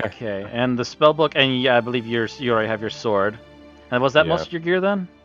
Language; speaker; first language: English; native; English